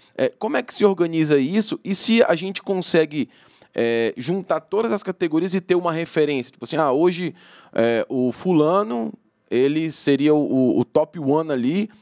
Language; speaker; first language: Portuguese; native; Portuguese